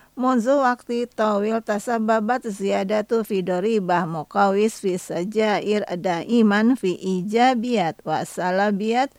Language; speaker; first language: Arabic; non-native, learner; Indonesian